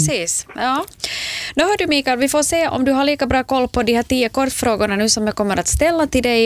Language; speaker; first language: Swedish; native; Swedish